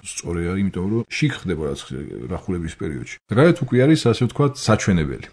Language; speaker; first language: Georgian; native; Georgian